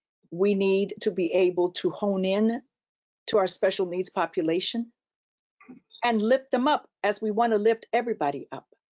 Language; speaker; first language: English; early bilingual, other home language; Spanish